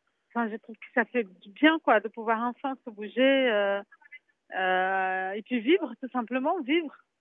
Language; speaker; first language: French; non-native, fluent; Portuguese